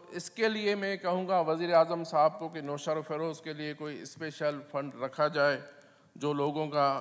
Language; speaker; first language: Urdu; non-native, local second language; Sindhi